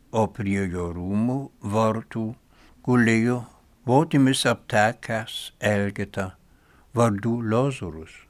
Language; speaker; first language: Lithuanian; non-native, fluent; German